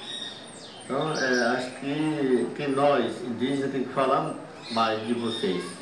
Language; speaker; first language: Portuguese; non-native, local second language; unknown